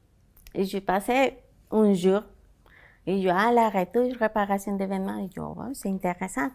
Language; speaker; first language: French; non-native, learner; Spanish